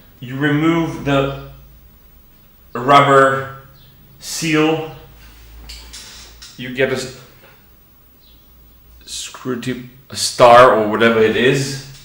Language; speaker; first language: English; non-native, fluent; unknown